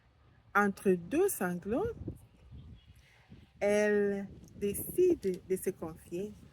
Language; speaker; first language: French; non-native, learner; English